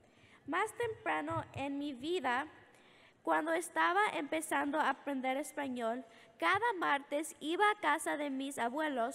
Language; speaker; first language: Spanish; early bilingual, heritage; English